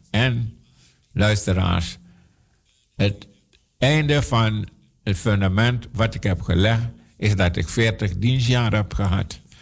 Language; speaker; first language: Dutch; non-native, local second language; Sranan Tongo